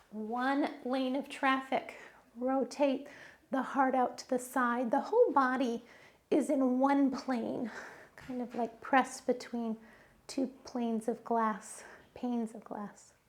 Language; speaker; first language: English; native; English